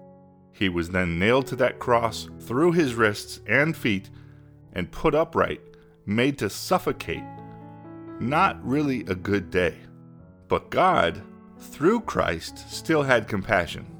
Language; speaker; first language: English; native; English